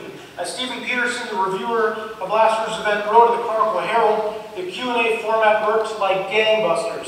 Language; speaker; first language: English; native; English